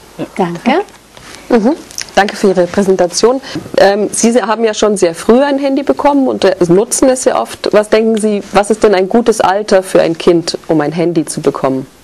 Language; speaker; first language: German; native; German